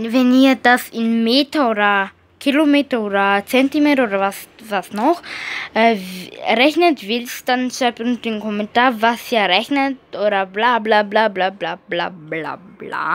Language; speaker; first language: German; early bilingual, other home language; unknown